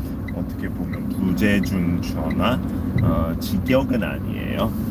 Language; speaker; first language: Korean; non-native, fluent; English